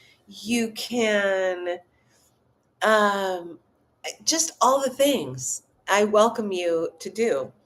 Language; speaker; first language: English; native; English